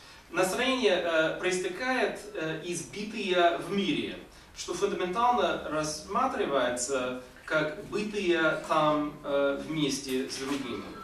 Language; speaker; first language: Russian; non-native, fluent; English